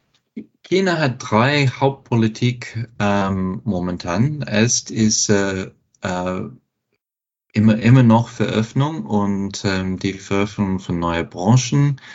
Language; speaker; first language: German; non-native, fluent; English